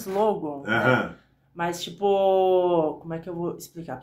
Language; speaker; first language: Portuguese; native; Portuguese